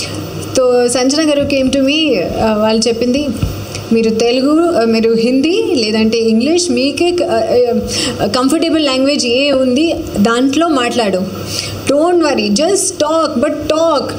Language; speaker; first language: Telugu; non-native, learner; Hindi